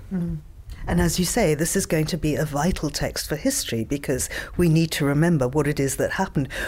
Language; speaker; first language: English; native; English